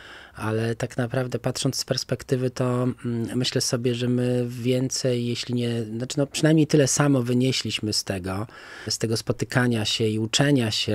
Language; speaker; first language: Polish; native; Polish